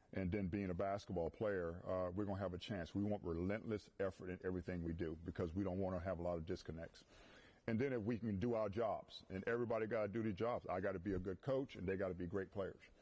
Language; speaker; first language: English; native; English